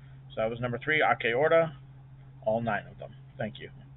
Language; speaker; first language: English; native; English